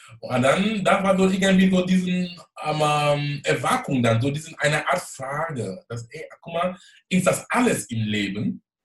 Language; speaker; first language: German; non-native, fluent; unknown